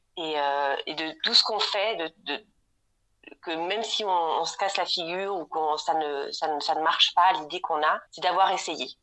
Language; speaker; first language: French; native; French